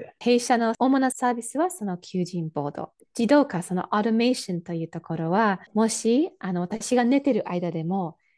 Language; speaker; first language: Japanese; non-native, fluent; English